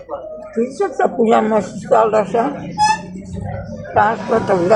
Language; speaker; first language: Greek; non-native, learner; Armenian